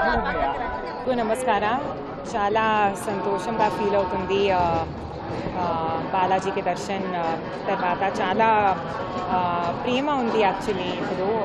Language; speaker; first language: Telugu; non-native, learner; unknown